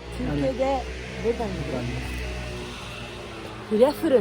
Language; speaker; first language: Turkish; non-native, fluent; Italian